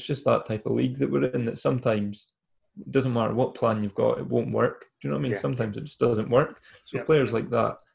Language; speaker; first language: English; native; English